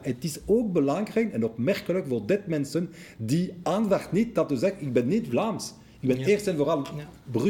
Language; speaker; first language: Dutch; non-native, local second language; French